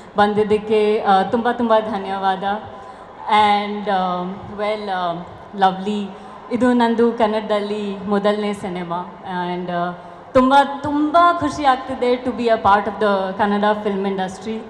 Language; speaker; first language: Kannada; non-native, local second language; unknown